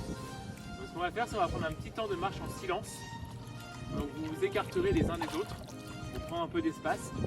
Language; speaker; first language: French; native; French